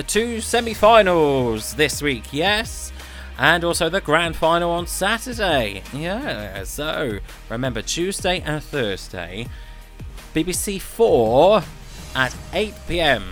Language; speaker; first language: English; native; English